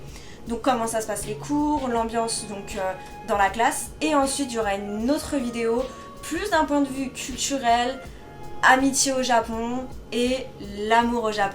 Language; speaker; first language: French; native; French